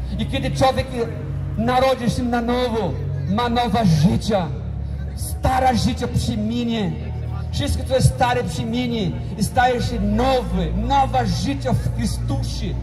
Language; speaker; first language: Polish; non-native, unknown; Portuguese